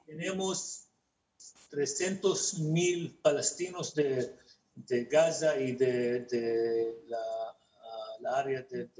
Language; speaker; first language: Spanish; non-native, fluent; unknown